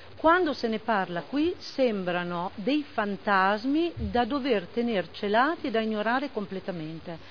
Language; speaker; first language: Italian; native; Italian